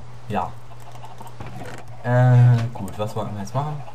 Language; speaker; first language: German; native; German